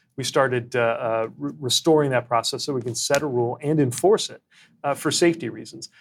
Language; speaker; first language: English; native; English